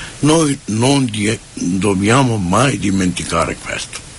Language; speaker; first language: Italian; non-native, fluent; Romany